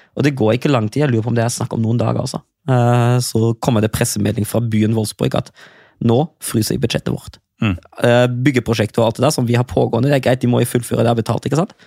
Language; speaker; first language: Norwegian; non-native, fluent; German